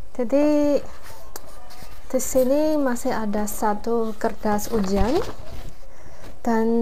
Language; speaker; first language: Indonesian; non-native, fluent; Chinese